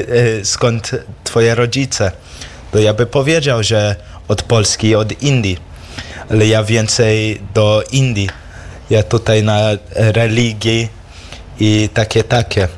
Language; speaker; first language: Polish; early bilingual, heritage; English